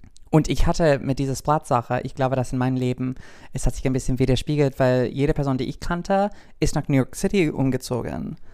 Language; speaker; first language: German; non-native, fluent; English